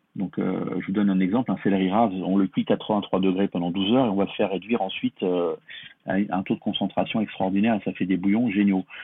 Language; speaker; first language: French; native; French